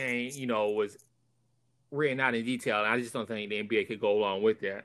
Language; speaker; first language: English; native; English